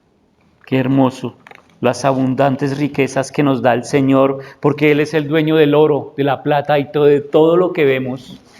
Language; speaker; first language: Spanish; native; Spanish